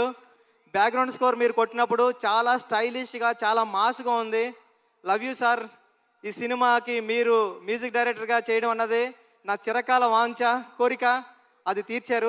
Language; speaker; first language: Telugu; native; Telugu